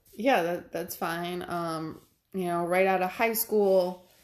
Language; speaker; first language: English; native; English